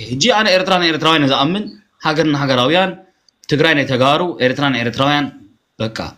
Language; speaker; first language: Tigrinya; early bilingual, heritage; Tigrinya